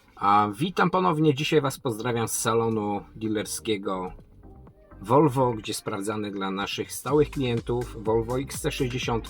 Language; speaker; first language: Polish; native; Polish